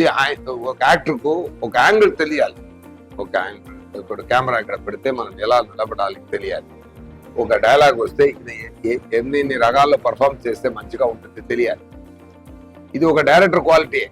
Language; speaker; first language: Telugu; non-native, fluent; Tamil